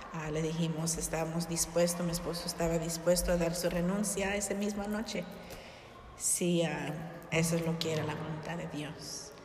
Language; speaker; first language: Spanish; early bilingual, heritage; Spanish